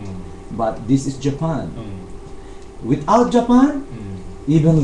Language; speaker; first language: English; non-native, fluent; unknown